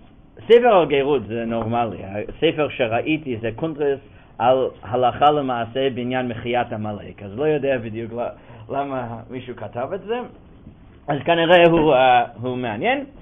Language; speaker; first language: Hebrew; non-native, fluent; English